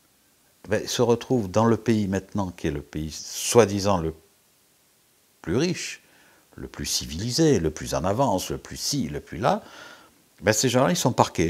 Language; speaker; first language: French; native; French